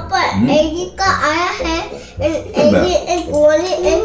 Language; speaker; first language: Korean; early bilingual, heritage; English